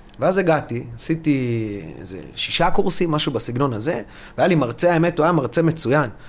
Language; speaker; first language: Hebrew; early bilingual, other home language; Russian